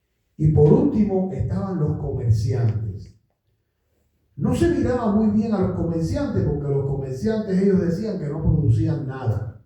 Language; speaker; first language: Spanish; native; Spanish